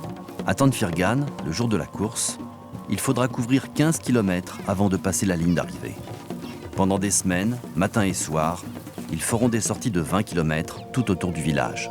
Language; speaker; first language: French; native; French